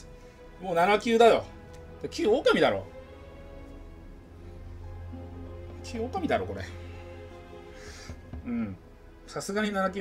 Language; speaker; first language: Japanese; native; Japanese